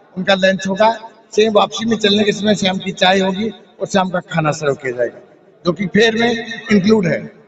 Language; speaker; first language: Hindi; non-native, local second language; Punjabi